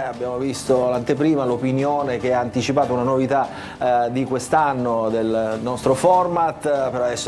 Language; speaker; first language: Italian; native; Italian